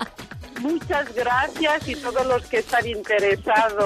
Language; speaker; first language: Spanish; non-native, fluent; French